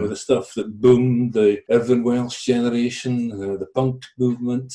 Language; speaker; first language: English; early bilingual, other home language; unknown